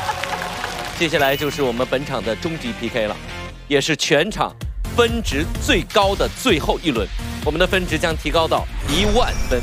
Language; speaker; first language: Chinese; native; Chinese